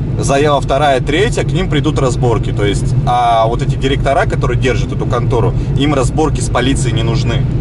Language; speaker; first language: Russian; native; Russian